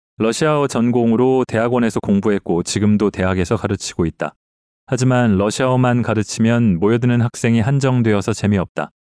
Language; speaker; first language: Korean; native; Korean